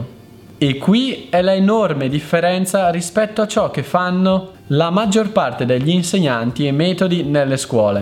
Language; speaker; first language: Italian; native; Italian